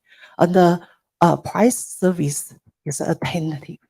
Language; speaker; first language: English; non-native, learner; Chinese